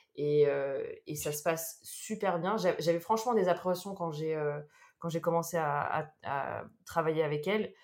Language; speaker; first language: French; native; French